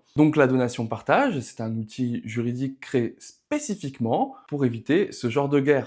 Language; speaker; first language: French; native; French